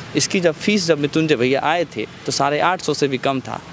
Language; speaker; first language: Hindi; native; Hindi